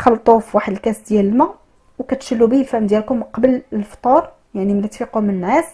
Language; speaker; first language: Arabic; native; Arabic